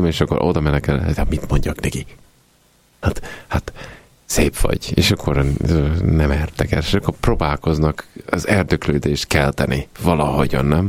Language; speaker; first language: Hungarian; non-native, fluent; Italian